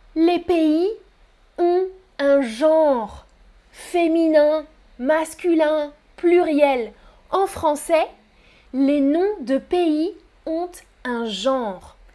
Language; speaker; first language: French; native; French